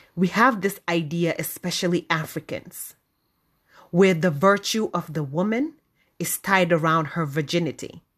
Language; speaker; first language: English; non-native, local second language; Wolof